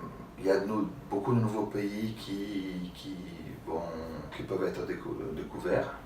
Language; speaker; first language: French; non-native, fluent; Italian